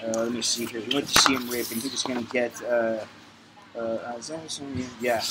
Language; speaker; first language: English; native; English